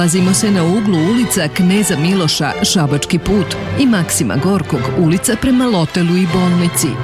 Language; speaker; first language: Serbian; native; Serbian